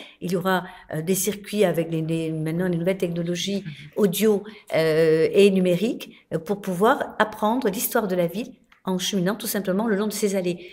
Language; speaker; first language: French; native; French